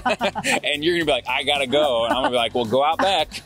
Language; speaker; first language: English; native; English